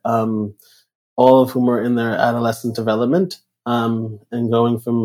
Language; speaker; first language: English; native; English